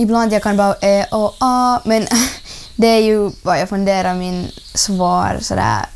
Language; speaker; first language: Swedish; non-native, learner; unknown